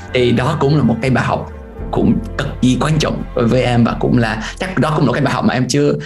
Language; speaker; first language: Vietnamese; non-native, fluent; English